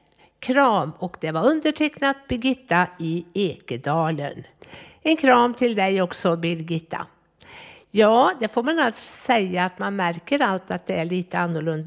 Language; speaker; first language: Swedish; native; Swedish